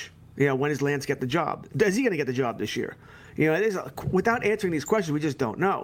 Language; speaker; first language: English; native; English